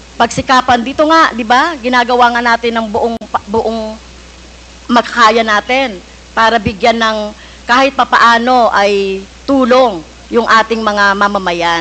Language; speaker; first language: Filipino; native; Filipino